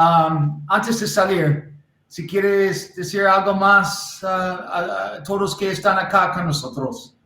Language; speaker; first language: Spanish; non-native, learner; English